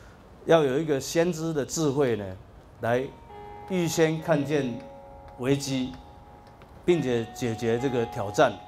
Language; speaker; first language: Chinese; native; Chinese